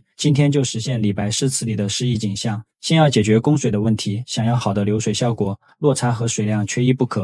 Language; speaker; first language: Chinese; native; Chinese